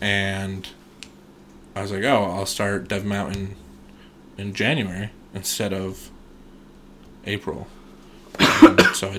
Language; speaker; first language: English; native; English